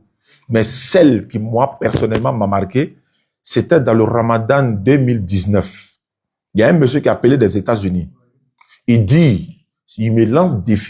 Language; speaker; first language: French; non-native, local second language; Bambara